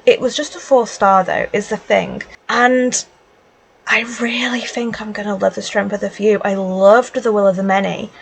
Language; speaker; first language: English; native; English